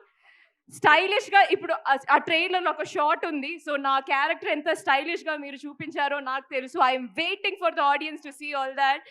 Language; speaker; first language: Telugu; non-native, fluent; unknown